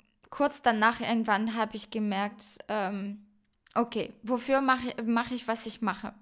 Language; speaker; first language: German; non-native, fluent; French